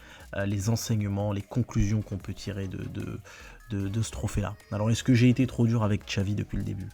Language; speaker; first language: French; native; French